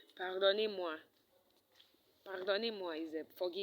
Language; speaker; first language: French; non-native, fluent; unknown